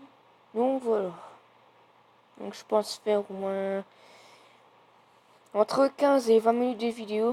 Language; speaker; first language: French; native; French